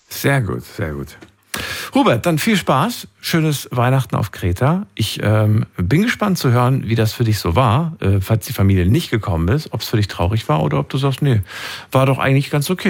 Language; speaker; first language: German; native; German